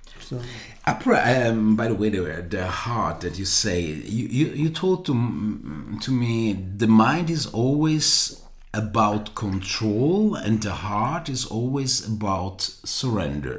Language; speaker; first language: English; non-native, learner; German